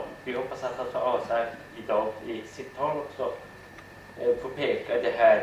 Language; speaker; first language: Swedish; non-native, fluent; Persian